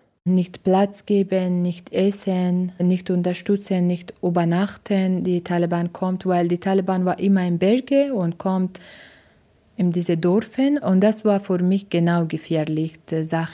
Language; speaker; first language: German; non-native, learner; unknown